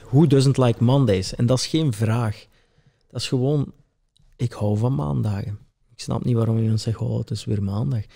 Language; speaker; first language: Dutch; early bilingual, other home language; Italian